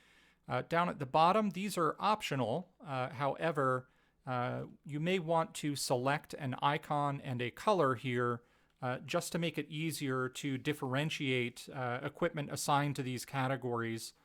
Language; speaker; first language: English; native; English